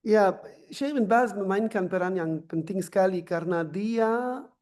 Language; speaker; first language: Indonesian; non-native, learner; French